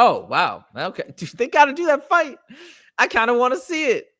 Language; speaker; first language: English; native; English